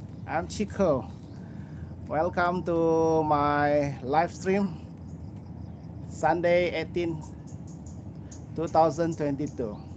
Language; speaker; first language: English; non-native, local second language; Malay